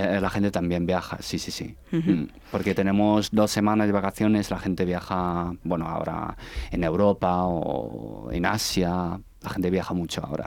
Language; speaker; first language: Spanish; non-native, learner; Chinese